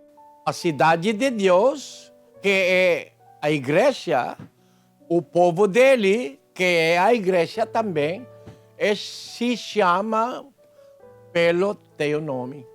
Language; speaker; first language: Portuguese; non-native, fluent; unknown